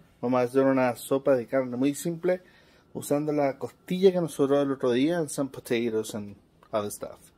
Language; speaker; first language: Spanish; native; Spanish